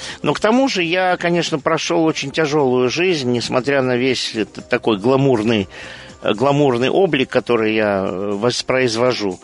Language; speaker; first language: Russian; early bilingual, heritage; Russian